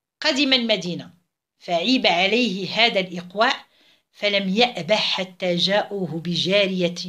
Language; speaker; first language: Arabic; native; Arabic